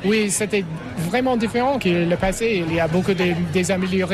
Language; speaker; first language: French; non-native, fluent; English